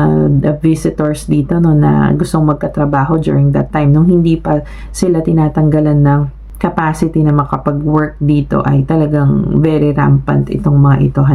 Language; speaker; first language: Filipino; native; Filipino